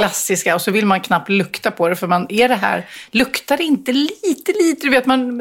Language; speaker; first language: Swedish; native; Swedish